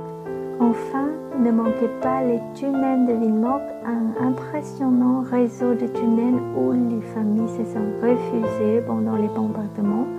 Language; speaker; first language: French; non-native, fluent; Vietnamese